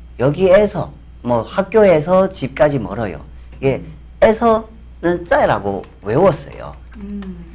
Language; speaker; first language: Korean; non-native, fluent; Chinese